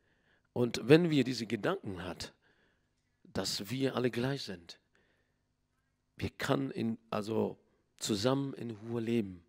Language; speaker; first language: German; non-native, learner; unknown